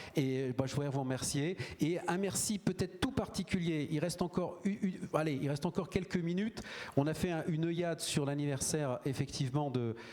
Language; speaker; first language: French; native; French